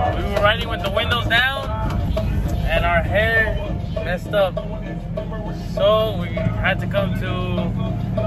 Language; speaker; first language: English; early bilingual, other home language; Spanish